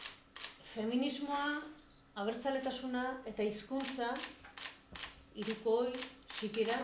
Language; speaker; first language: Basque; native; Basque